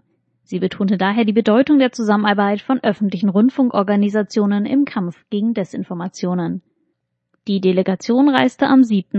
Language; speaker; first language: German; native; German